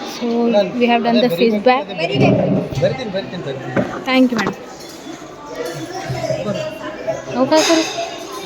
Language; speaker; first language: English; non-native, local second language; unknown